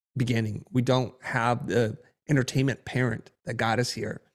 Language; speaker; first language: English; early bilingual, other home language; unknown